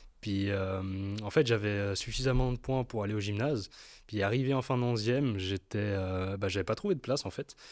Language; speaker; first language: French; native; French